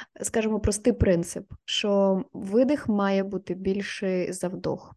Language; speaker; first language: Ukrainian; non-native, local second language; Russian